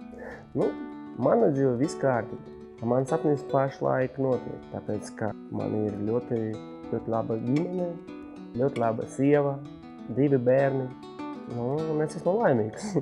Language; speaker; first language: Latvian; non-native, local second language; Russian